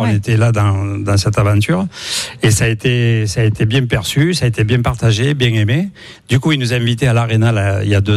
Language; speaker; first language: French; native; French